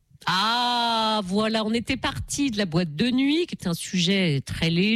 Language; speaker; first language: French; native; French